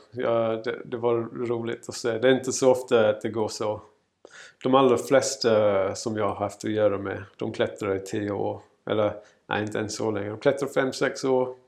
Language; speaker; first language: Swedish; non-native, fluent; English